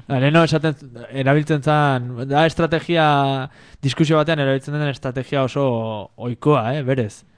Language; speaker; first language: Basque; native; Basque